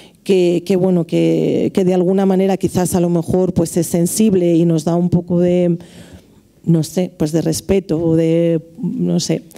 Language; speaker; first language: Spanish; native; Spanish